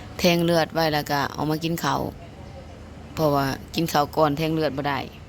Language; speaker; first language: Lao; native; Lao